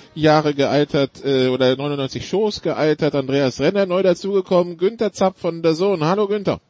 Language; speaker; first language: German; non-native, fluent; French